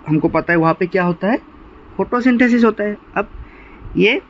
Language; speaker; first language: Hindi; non-native, local second language; Assamese